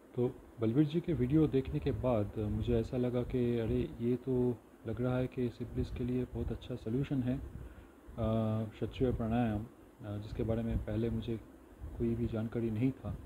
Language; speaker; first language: Hindi; non-native, local second language; Bangla